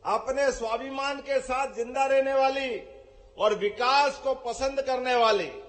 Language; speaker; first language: Hindi; native; Hindi